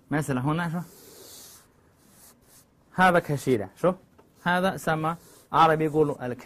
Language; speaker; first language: Arabic; non-native, learner; Chinese